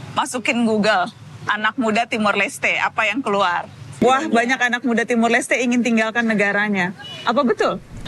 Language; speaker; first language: Indonesian; native; Indonesian